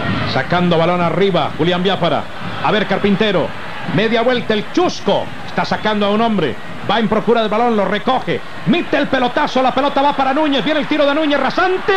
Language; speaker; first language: Spanish; native; Spanish